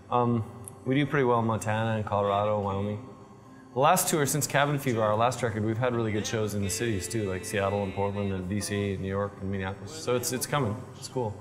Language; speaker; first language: English; native; English